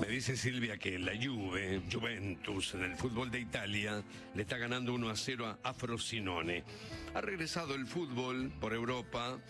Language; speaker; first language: Spanish; native; Spanish